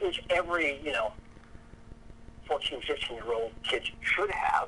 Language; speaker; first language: English; native; English